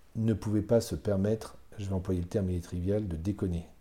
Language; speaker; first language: French; native; French